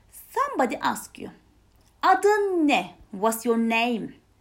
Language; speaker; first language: English; non-native, fluent; Turkish